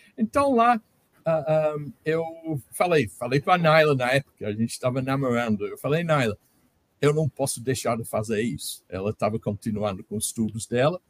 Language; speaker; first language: Portuguese; non-native, fluent; English